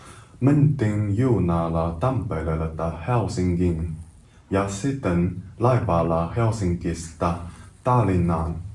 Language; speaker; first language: Finnish; non-native, fluent; Chinese